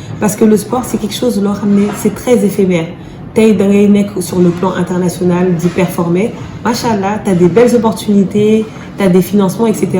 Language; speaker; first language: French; early bilingual, other home language; Wolof